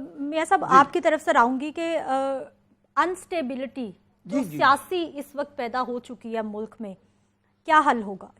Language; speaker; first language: Urdu; native; Urdu